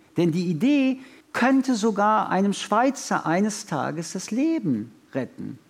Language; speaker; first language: German; early bilingual, other home language; French